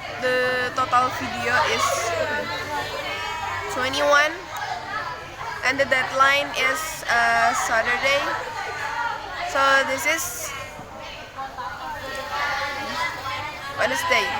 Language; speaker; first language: English; non-native, learner; Indonesian